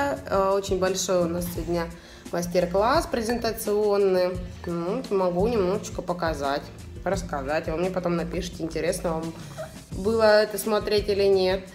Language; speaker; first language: Russian; native; Russian